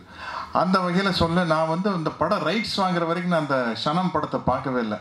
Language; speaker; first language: Tamil; native; Tamil